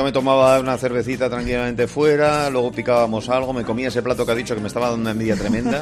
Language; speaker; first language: Spanish; native; Spanish